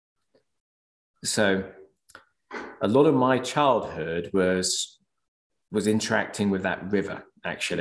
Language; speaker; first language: English; native; English